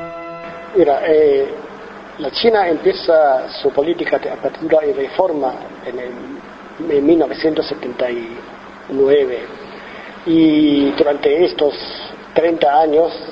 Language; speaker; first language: Spanish; non-native, fluent; Chinese